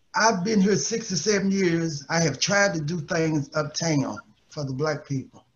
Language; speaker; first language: English; native; English